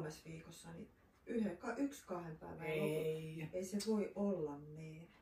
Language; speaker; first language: Finnish; native; Finnish